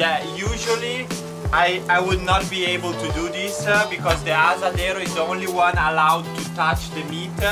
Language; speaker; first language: English; non-native, learner; Italian